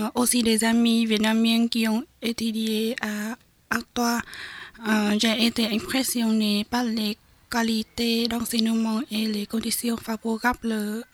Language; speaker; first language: French; non-native, learner; Vietnamese